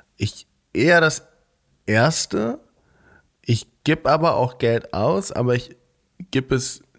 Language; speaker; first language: German; native; German